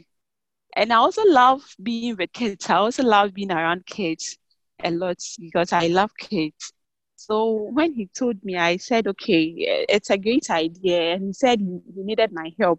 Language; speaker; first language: English; non-native, local second language; Akan